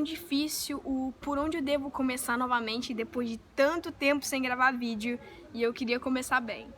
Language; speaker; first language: Portuguese; native; Portuguese